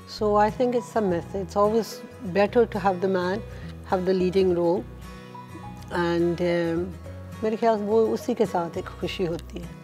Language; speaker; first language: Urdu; early bilingual, heritage; Hindi